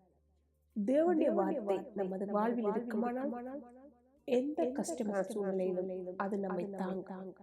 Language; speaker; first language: Tamil; native; Tamil